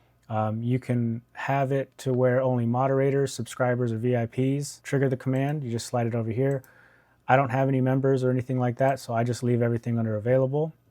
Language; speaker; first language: English; native; English